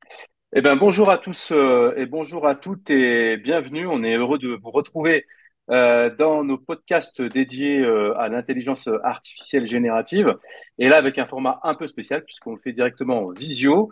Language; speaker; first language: French; native; French